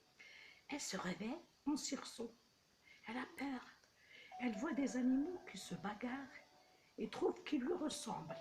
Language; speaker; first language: French; non-native, local second language; Arabic